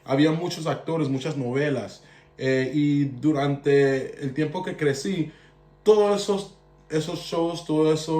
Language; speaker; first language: Spanish; early bilingual, heritage; Spanish